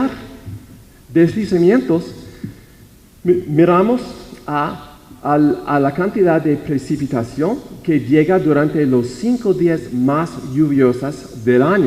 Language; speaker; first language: Spanish; non-native, fluent; English